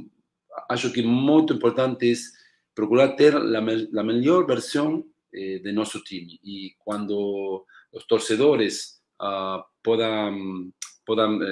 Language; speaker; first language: Portuguese; non-native, learner; Spanish